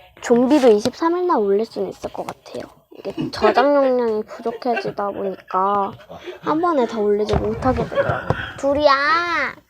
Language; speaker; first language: Korean; native; Korean